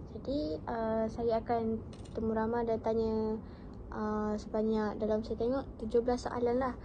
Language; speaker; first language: Malay; native; Malay